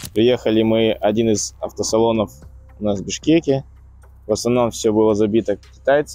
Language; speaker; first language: Russian; native; Russian